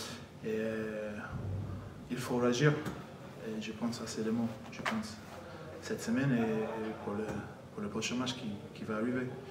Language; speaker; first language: French; non-native, fluent; English